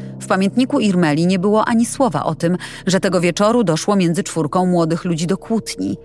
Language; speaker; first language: Polish; native; Polish